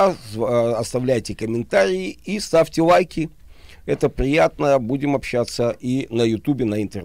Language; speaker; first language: Russian; native; Russian